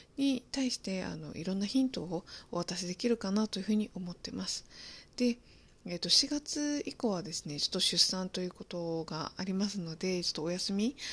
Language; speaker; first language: Japanese; native; Japanese